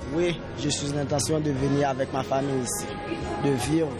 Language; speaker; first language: French; non-native, local second language; Haitian Creole